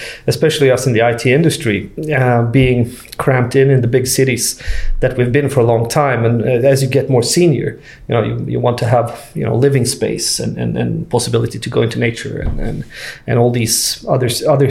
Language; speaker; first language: English; non-native, fluent; Swedish